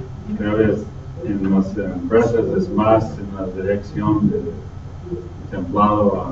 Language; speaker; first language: Spanish; non-native, learner; English